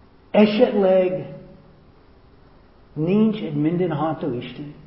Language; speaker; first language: Hungarian; non-native, fluent; English